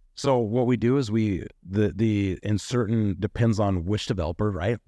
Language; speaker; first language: English; native; English